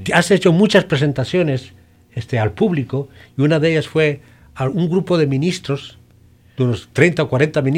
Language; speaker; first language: Spanish; native; Spanish